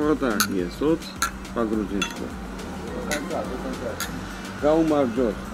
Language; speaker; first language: Polish; non-native, learner; Russian